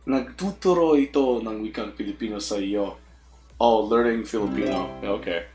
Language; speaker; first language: Filipino; non-native, learner; English